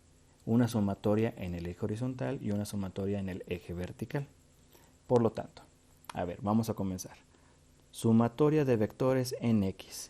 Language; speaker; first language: Spanish; native; Spanish